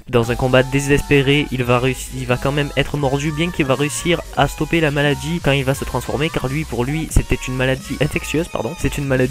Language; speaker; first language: French; native; French